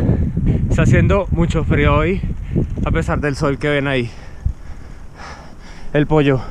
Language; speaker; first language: Spanish; native; Spanish